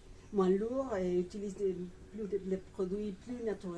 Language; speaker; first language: French; non-native, fluent; Spanish